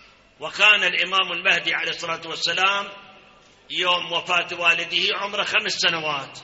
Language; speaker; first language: Arabic; native; Arabic